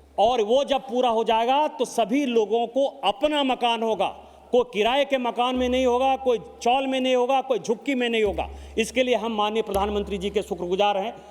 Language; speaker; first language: Hindi; native; Hindi